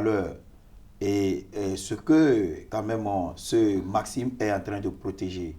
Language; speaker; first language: French; non-native, fluent; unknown